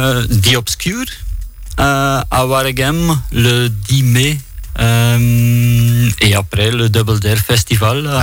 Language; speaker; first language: French; non-native, local second language; Dutch